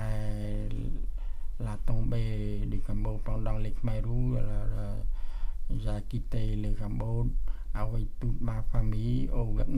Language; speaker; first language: French; non-native, fluent; Khmer